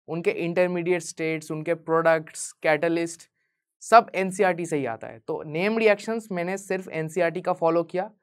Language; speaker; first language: Hindi; non-native, local second language; Bangla